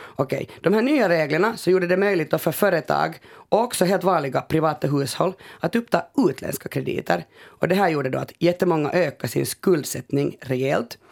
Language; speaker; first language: Swedish; native; Swedish